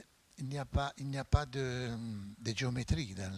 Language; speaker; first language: French; non-native, fluent; Italian